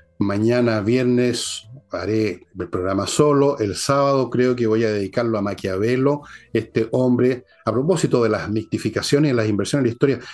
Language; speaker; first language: Spanish; native; Spanish